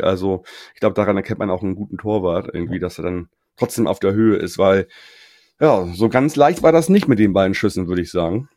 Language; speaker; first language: German; native; German